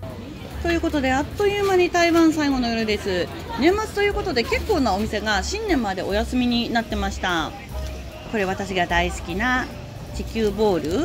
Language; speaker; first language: Japanese; native; Japanese